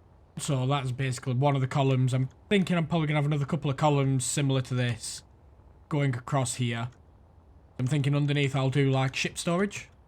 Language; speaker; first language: English; native; English